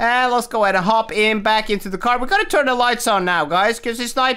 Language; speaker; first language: English; native; English